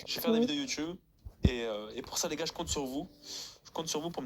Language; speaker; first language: French; native; French